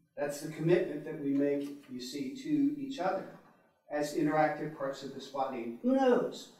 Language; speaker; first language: English; native; English